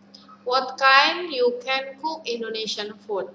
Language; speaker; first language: English; non-native, learner; Indonesian